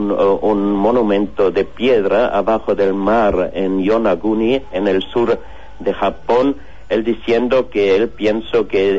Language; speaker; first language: Spanish; non-native, learner; German